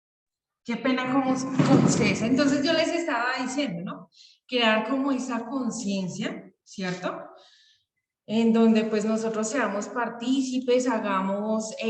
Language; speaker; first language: Spanish; native; Spanish